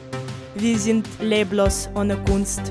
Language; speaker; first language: German; non-native, fluent; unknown